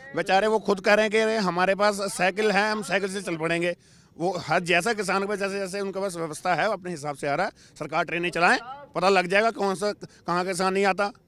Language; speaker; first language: Hindi; native; Hindi